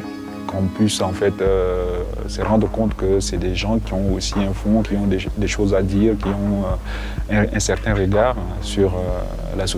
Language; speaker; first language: French; non-native, fluent; Persian